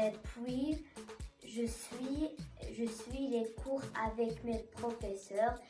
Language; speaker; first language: French; non-native, learner; Arabic